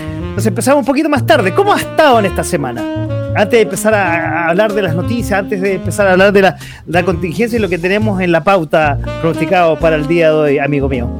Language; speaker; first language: Spanish; native; Spanish